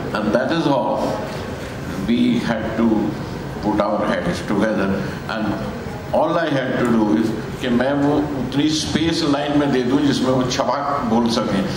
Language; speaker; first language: Hindi; native; Hindi